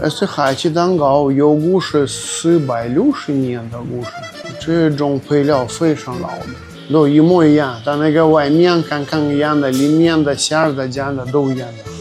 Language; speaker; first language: Chinese; non-native, learner; Russian